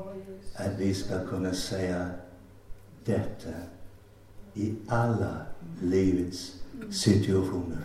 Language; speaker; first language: Swedish; non-native, fluent; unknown